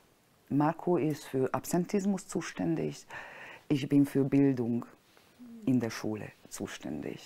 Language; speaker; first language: German; non-native, fluent; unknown